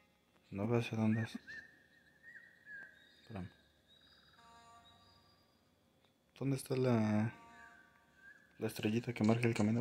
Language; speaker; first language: Spanish; native; Spanish